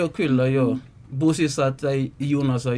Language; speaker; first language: Finnish; non-native, learner; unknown